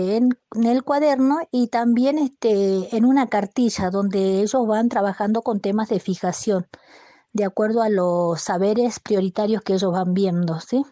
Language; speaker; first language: Spanish; native; Spanish